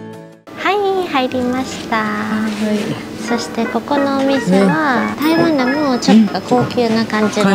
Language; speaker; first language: Japanese; early bilingual, heritage; Chinese